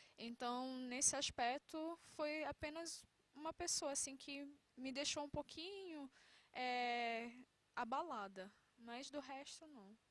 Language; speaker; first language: Portuguese; non-native, local second language; Kabuverdianu